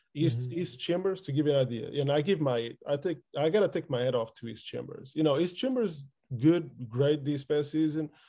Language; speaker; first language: English; non-native, fluent; Portuguese